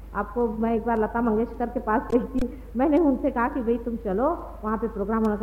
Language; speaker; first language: Hindi; non-native, local second language; Marathi